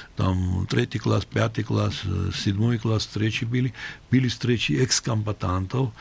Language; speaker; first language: Russian; non-native, local second language; Georgian